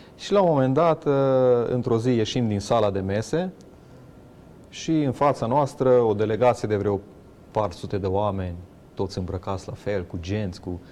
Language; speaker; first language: Romanian; non-native, local second language; Hungarian